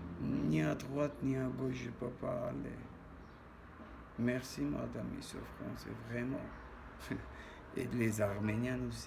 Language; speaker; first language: French; non-native, learner; Armenian